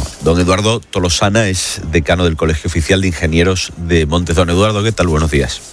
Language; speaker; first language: Spanish; native; Spanish